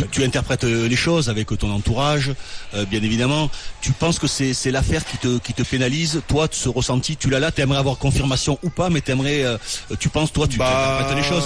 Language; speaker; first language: French; native; French